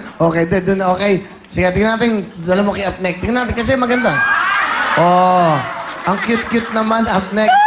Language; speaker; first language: Filipino; native; Filipino